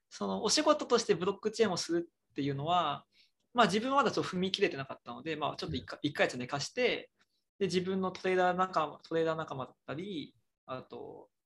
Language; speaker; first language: Japanese; native; Japanese